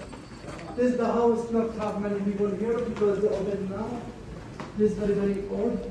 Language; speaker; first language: English; non-native, learner; Arabic